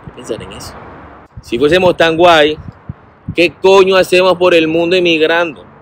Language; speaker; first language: Spanish; native; Spanish